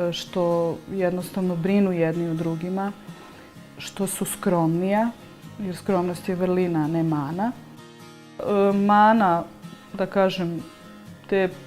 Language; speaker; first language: Serbian; native; Serbian